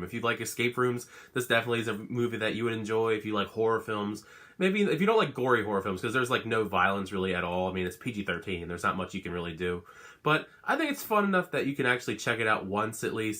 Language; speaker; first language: English; native; English